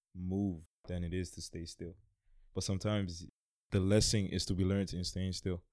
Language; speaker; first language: English; non-native, local second language; Yoruba